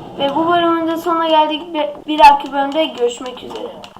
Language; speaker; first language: Turkish; native; Turkish